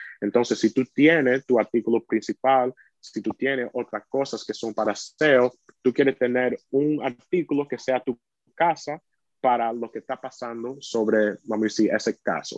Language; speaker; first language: Spanish; early bilingual, heritage; Spanish